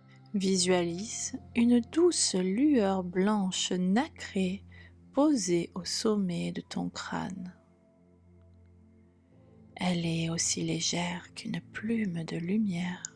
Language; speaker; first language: French; native; French